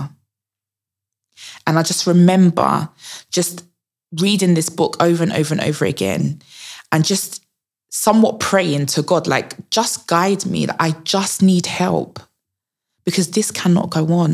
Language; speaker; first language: English; native; English